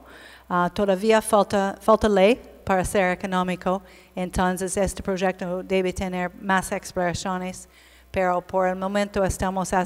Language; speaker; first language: Spanish; non-native, learner; English